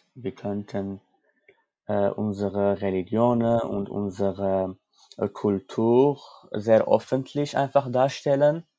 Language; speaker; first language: German; non-native, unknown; Armenian